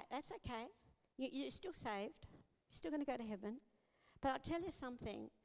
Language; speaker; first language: English; native; English